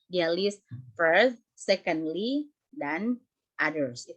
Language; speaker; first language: English; non-native, fluent; Indonesian